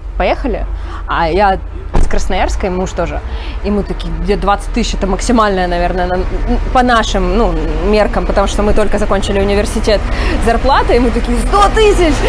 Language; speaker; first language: Russian; native; Russian